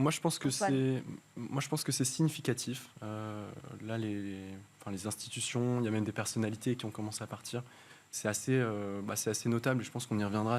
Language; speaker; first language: French; native; French